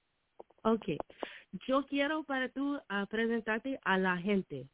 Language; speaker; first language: Spanish; non-native, learner; English